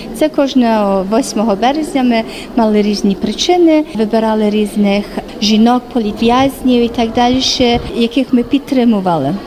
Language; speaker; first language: Ukrainian; early bilingual, heritage; Ukrainian